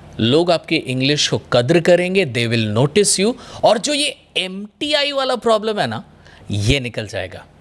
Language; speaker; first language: Hindi; non-native, local second language; Bangla